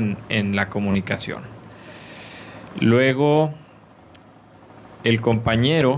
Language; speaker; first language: Spanish; native; Spanish